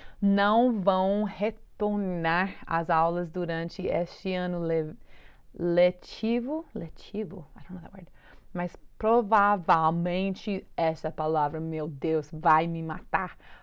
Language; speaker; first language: Portuguese; non-native, learner; English